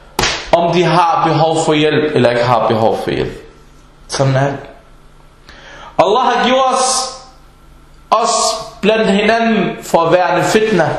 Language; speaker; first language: Danish; early bilingual, other home language; Arabic